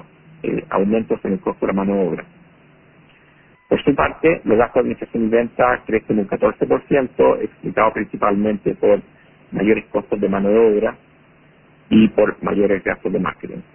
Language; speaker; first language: Spanish; native; Spanish